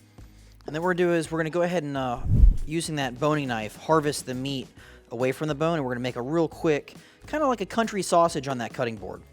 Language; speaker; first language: English; native; English